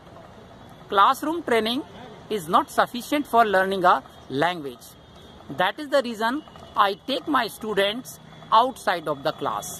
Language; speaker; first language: English; non-native, local second language; Hindi